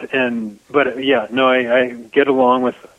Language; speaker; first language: English; native; English